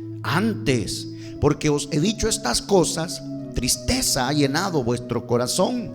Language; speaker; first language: Spanish; native; Spanish